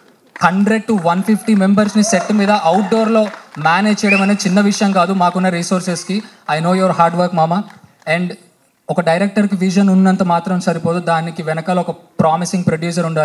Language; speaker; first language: Telugu; native; Telugu